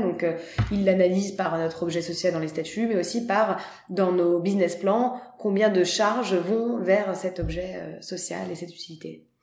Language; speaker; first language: French; native; French